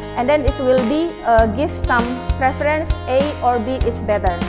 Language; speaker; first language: English; non-native, learner; Indonesian